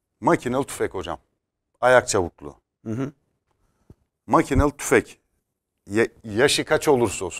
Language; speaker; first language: Turkish; native; Turkish